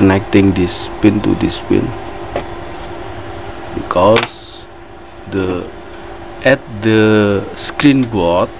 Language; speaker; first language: English; non-native, learner; Indonesian